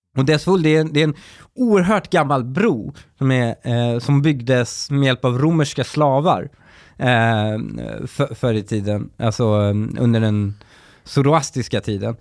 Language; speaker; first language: Swedish; early bilingual, other home language; Persian